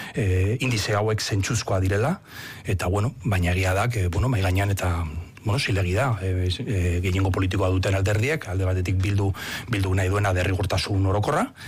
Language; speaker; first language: Basque; non-native, local second language; Spanish